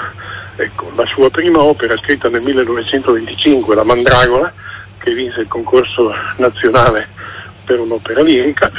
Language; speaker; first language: Italian; native; Italian